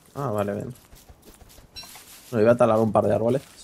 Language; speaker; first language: Spanish; native; Spanish